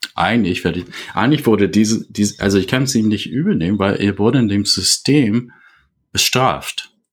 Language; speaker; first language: German; non-native, fluent; English